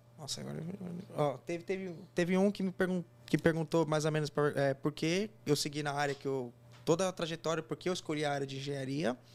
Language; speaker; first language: Portuguese; native; Portuguese